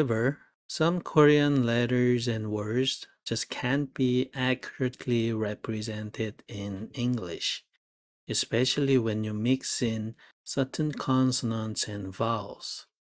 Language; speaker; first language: English; non-native, fluent; Korean